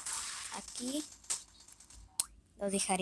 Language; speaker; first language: Spanish; native; Spanish